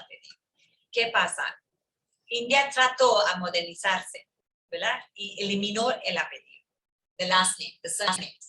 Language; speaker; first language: Spanish; early bilingual, heritage; English